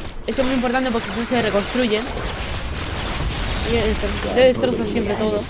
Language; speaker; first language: Spanish; native; Spanish